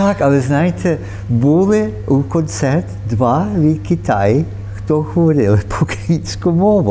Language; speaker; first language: Ukrainian; early bilingual, heritage; Ukrainian